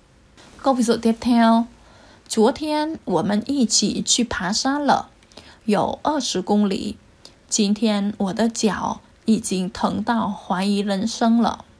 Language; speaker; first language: Chinese; non-native, fluent; Vietnamese